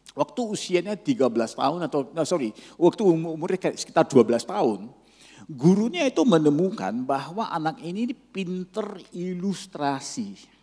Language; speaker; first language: Indonesian; non-native, fluent; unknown